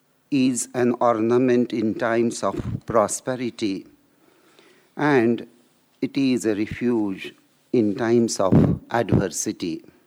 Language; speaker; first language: English; non-native, local second language; Marathi